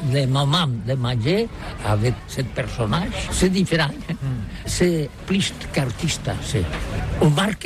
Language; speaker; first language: French; non-native, learner; Catalan